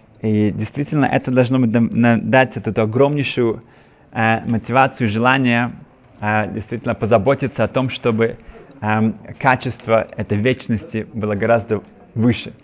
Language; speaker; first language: Russian; native; Russian